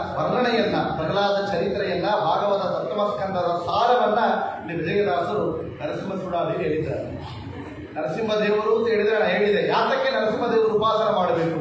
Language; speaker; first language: Kannada; native; Kannada